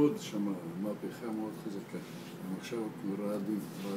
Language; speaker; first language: Hebrew; non-native, learner; Russian